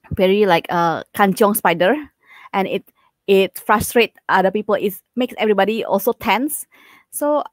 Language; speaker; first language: English; non-native, fluent; Indonesian